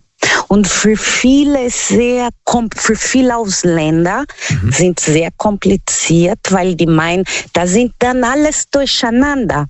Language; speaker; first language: German; non-native, learner; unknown